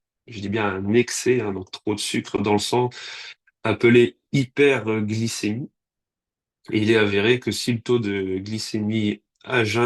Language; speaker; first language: French; native; French